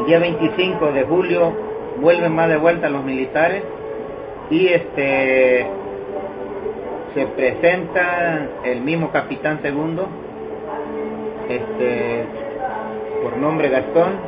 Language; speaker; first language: Spanish; native; Spanish